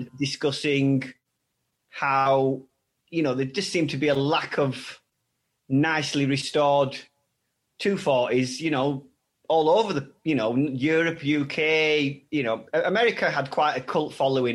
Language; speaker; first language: English; native; English